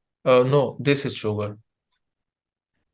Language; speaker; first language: English; non-native, fluent; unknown